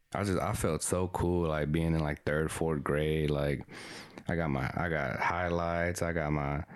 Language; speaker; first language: English; early bilingual, other home language; Spanish